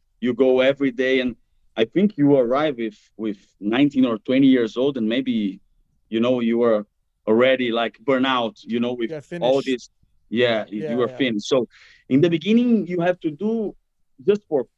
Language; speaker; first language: English; non-native, fluent; Portuguese